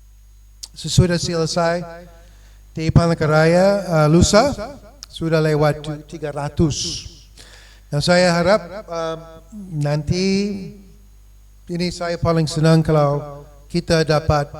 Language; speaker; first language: Indonesian; non-native, fluent; English